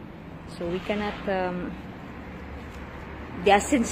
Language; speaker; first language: English; non-native, local second language; Cebuano